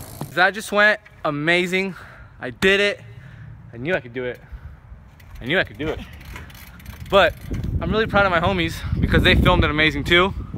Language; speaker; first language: English; native; English